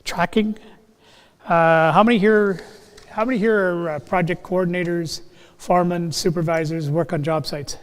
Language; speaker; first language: English; native; English